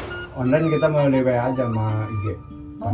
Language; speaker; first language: Indonesian; native; Indonesian